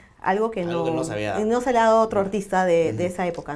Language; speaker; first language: Spanish; native; Spanish